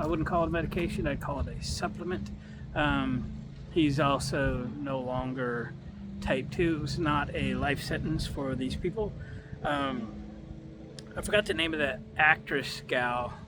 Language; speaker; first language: English; native; English